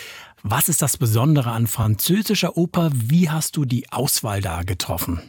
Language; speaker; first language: German; native; German